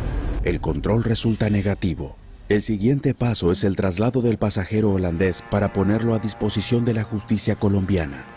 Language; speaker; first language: Spanish; native; Spanish